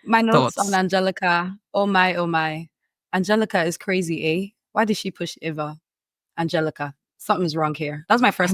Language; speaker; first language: English; native; English